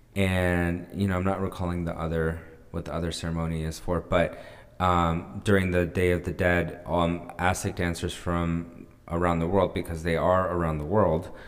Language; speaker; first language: English; early bilingual, other home language; Spanish